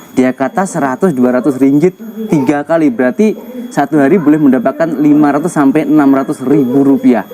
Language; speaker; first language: Indonesian; native; Indonesian